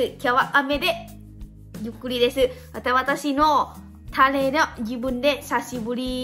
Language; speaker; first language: Japanese; non-native, learner; Lao